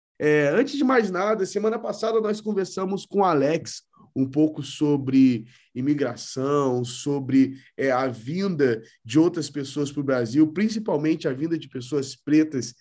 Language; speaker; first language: Portuguese; native; Portuguese